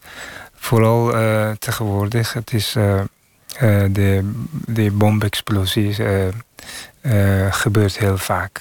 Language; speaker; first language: Dutch; non-native, fluent; Persian